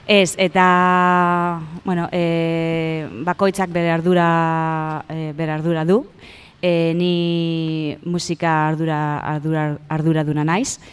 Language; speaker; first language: Basque; non-native, local second language; Spanish